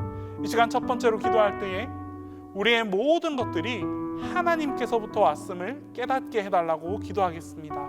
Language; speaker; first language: Korean; native; Korean